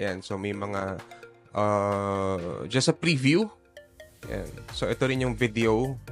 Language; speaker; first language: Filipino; native; Filipino